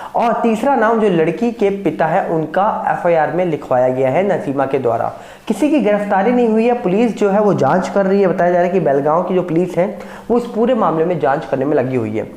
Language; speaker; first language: Hindi; native; Hindi